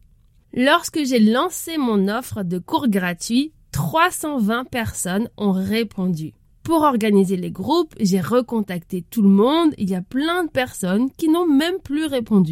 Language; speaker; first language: French; native; French